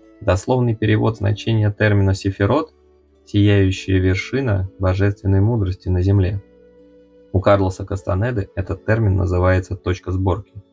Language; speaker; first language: Russian; native; Russian